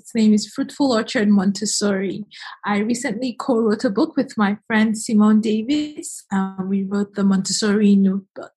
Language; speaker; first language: English; non-native, local second language; Igbo